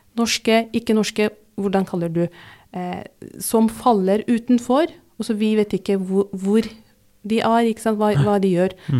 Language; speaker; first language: Norwegian; non-native, fluent; Turkish